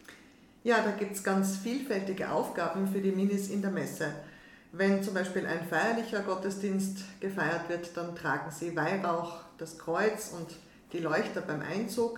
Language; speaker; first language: German; native; German